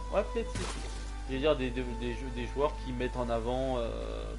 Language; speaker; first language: French; native; French